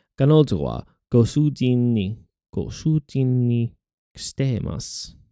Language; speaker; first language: Japanese; non-native, learner; English